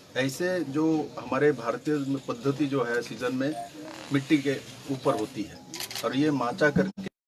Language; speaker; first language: Hindi; non-native, local second language; Bangla